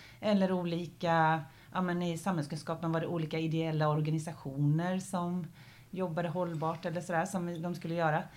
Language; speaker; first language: Swedish; native; Swedish